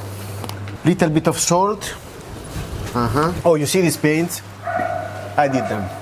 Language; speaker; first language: English; non-native, fluent; Italian